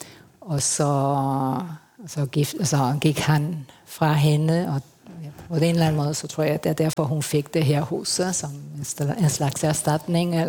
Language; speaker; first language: Danish; early bilingual, heritage; Spanish